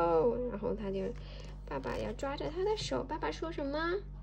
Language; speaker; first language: Chinese; native; Chinese